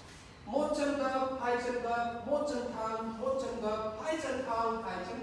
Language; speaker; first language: Vietnamese; non-native, learner; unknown